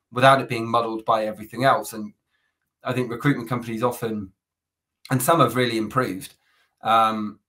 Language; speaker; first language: English; native; English